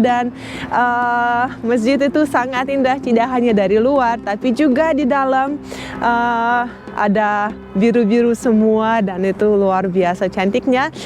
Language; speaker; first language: Indonesian; non-native, fluent; Russian